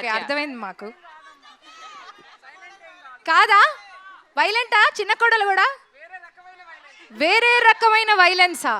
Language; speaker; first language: Telugu; native; Telugu